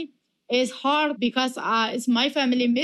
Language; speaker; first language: English; non-native, learner; Kurdish